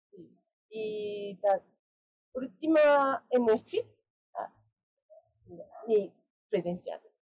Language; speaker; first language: Spanish; non-native, learner; Japanese